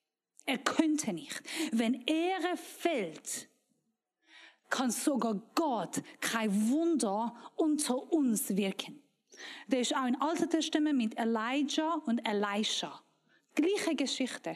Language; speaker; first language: German; non-native, learner; Persian